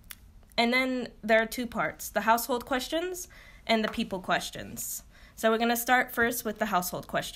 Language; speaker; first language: English; early bilingual, other home language; Arabic